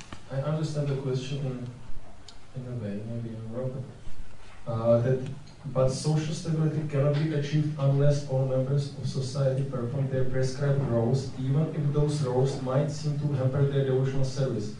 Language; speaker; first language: English; non-native, fluent; Czech